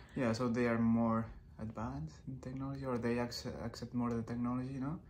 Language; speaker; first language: English; non-native, fluent; Spanish